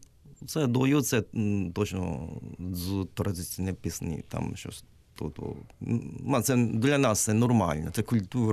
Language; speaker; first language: Ukrainian; non-native, learner; Japanese